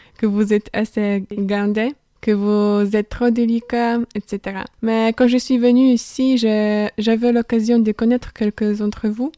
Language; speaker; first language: French; non-native, learner; Polish